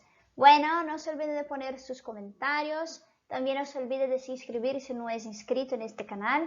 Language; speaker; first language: Spanish; non-native, fluent; Portuguese